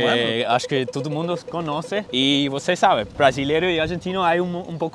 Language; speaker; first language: Portuguese; non-native, fluent; English